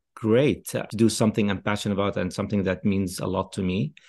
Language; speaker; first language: English; non-native, fluent; Arabic